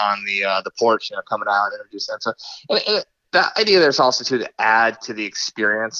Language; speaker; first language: English; native; English